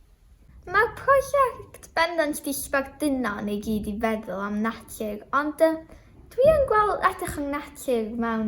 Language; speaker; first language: Welsh; native; Welsh